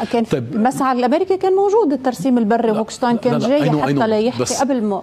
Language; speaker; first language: Arabic; native; Arabic